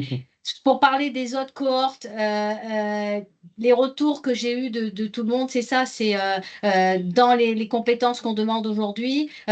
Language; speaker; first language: French; native; French